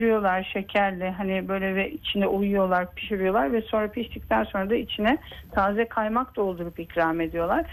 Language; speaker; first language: Turkish; native; Turkish